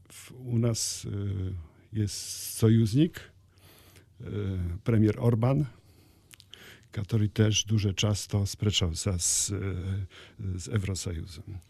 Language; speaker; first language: Ukrainian; non-native, learner; Polish